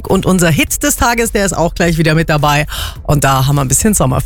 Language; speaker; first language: German; native; German